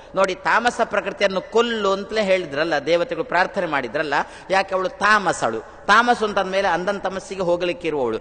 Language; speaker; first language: Kannada; non-native, local second language; Tulu